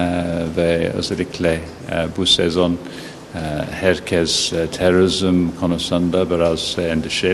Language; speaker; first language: Turkish; non-native, fluent; English